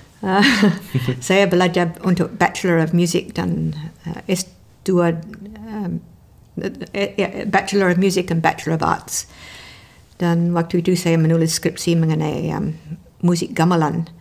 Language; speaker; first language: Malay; non-native, fluent; English